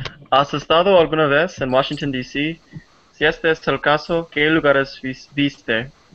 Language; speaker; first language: Spanish; non-native, fluent; English